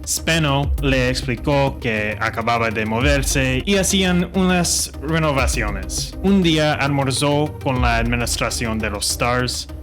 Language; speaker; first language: Spanish; non-native, fluent; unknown